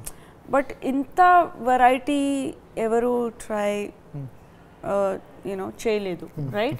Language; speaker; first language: Telugu; non-native, fluent; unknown